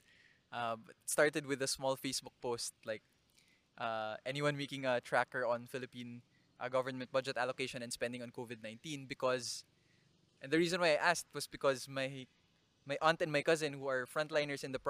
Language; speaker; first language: English; non-native, local second language; Bikol